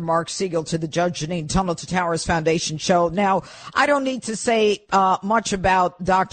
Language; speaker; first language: English; native; English